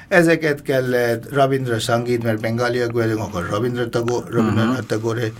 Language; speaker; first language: Hungarian; non-native, fluent; Bangla